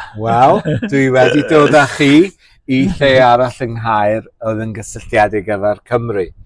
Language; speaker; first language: Welsh; native; Welsh